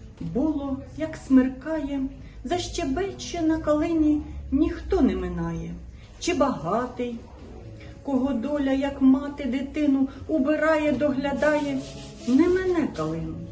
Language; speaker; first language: Ukrainian; native; Ukrainian